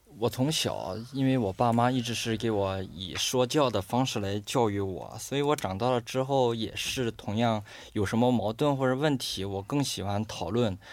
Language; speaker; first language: Chinese; non-native, fluent; Korean